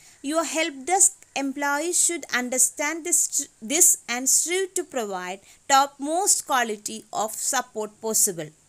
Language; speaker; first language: English; non-native, local second language; Malayalam